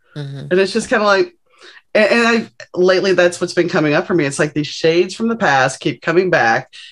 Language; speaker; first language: English; native; English